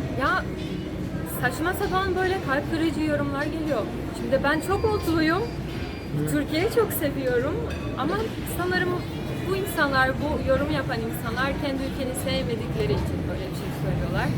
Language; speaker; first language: Turkish; non-native, fluent; Portuguese